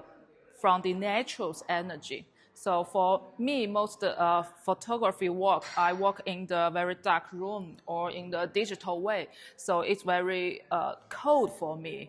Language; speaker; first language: English; non-native, learner; Chinese